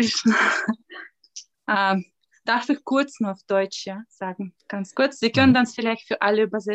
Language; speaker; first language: German; non-native, learner; Russian